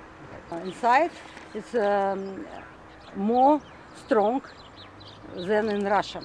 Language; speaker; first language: English; non-native, learner; Russian